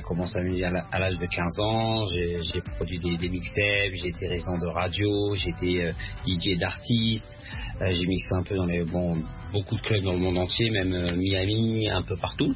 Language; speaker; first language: French; early bilingual, other home language; Arabic